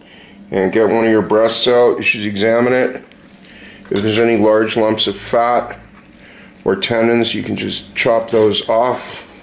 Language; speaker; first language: English; native; English